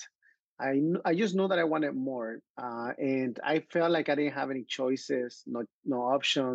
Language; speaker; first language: English; non-native, fluent; Spanish